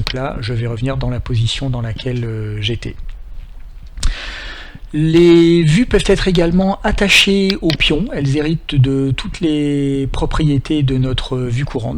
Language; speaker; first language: French; native; French